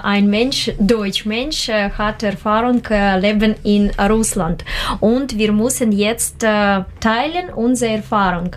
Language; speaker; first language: German; non-native, learner; Russian